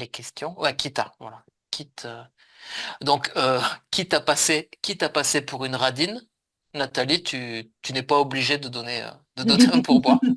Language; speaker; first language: French; native; French